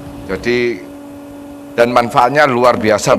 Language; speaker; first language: Indonesian; native; Indonesian